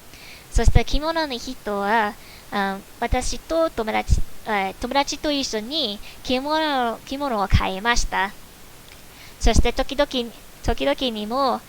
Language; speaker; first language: Japanese; non-native, learner; English